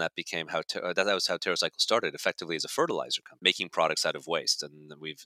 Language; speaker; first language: English; native; English